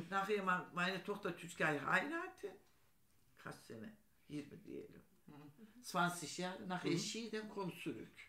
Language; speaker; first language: German; non-native, learner; Turkish